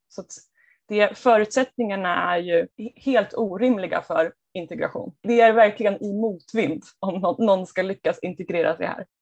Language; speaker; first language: Swedish; native; Swedish